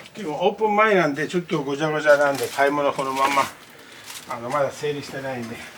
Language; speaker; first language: Japanese; non-native, fluent; Persian